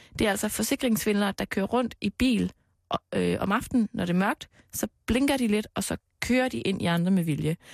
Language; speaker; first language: Danish; native; Danish